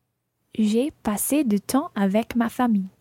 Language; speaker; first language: French; non-native, learner; English